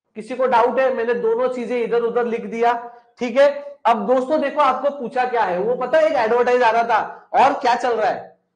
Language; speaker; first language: Hindi; non-native, local second language; Marathi